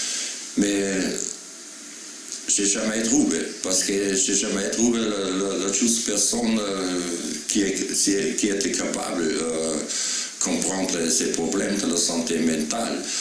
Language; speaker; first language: French; non-native, learner; German